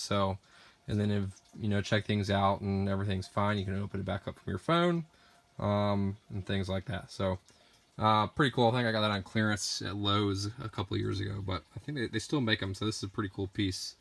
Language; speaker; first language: English; native; English